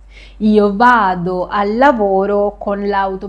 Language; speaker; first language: Italian; non-native, fluent; Sinhala